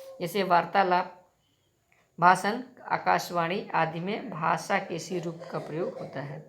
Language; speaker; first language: Hindi; native; Hindi